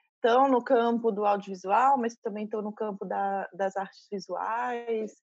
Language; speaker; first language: Portuguese; native; Portuguese